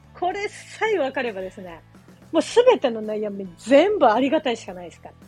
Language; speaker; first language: Japanese; native; Japanese